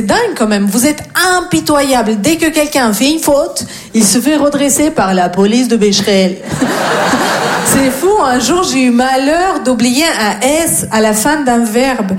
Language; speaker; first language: French; non-native, fluent; Russian